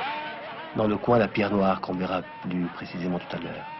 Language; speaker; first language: French; non-native, local second language; Arabic